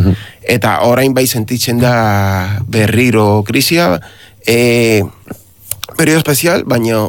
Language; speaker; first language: Basque; non-native, learner; Spanish